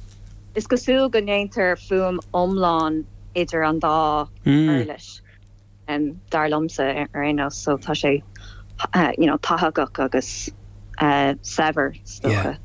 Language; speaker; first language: Irish; native; Irish